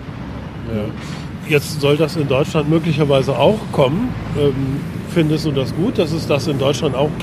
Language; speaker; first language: German; native; German